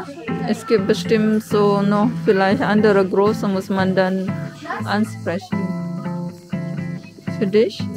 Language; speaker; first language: German; non-native, fluent; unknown